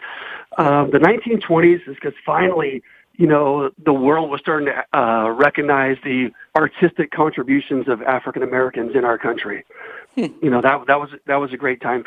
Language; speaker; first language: English; native; English